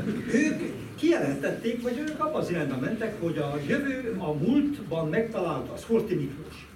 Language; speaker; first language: Hungarian; native; Hungarian